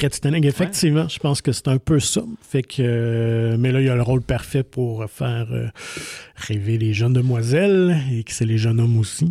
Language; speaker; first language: French; native; French